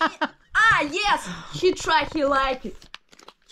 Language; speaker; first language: English; non-native, learner; Russian